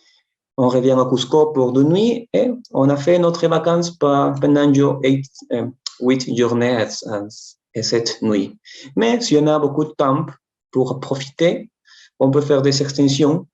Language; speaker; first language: French; non-native, fluent; Spanish